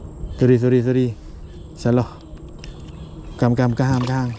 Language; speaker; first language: Malay; native; Malay